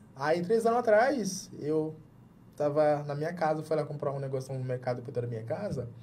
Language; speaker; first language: Portuguese; non-native, fluent; English